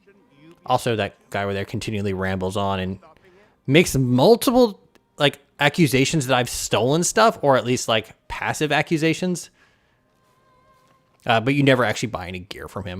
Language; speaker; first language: English; native; English